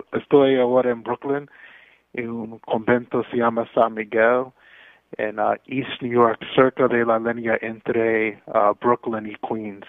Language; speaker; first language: Spanish; non-native, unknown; English